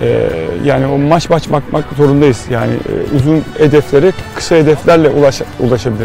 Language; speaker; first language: Turkish; native; Turkish